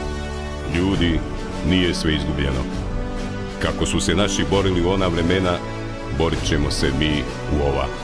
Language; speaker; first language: Croatian; native; Croatian